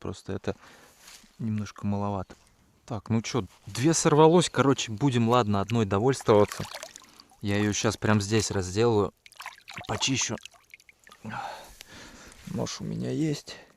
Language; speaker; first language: Russian; native; Russian